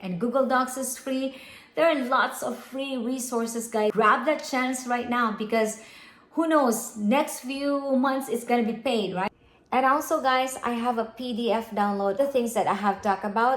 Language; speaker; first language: English; non-native, local second language; Filipino